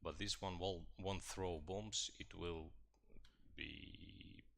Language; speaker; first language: English; non-native, fluent; Russian